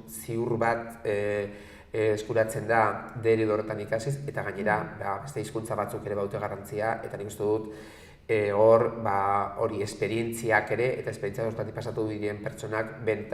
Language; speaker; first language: Basque; native; Basque